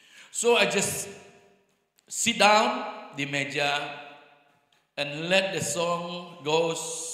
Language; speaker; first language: English; non-native, local second language; Malay